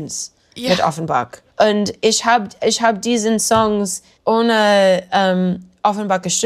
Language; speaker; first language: German; non-native, learner; English